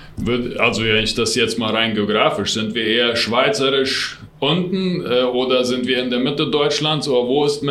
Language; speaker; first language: German; non-native, local second language; Plautdietsch